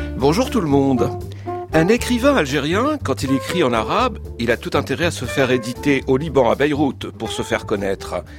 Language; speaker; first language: French; native; French